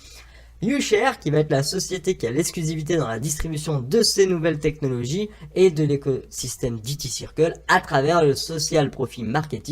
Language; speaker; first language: French; native; French